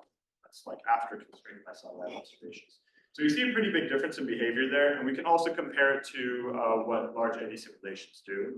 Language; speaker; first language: English; native; English